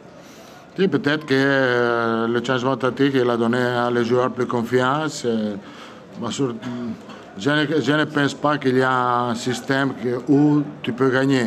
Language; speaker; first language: French; non-native, fluent; Italian